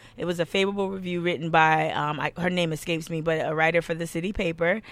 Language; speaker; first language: English; native; English